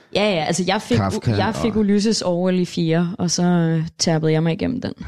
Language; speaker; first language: Danish; native; Danish